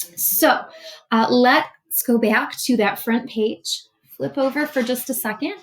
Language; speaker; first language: English; native; English